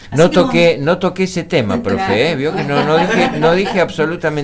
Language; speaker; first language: Spanish; native; Spanish